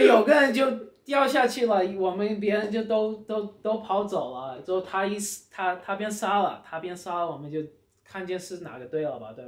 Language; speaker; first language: Chinese; early bilingual, heritage; Chinese